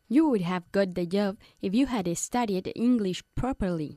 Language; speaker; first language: English; non-native, fluent; Spanish